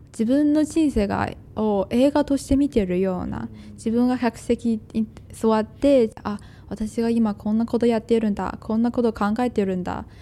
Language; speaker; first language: Japanese; non-native, fluent; Chinese